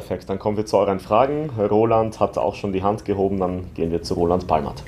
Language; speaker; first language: German; native; German